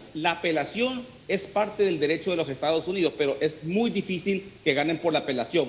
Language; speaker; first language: Spanish; native; Spanish